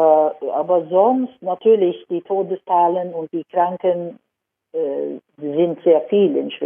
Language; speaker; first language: German; non-native, fluent; Swedish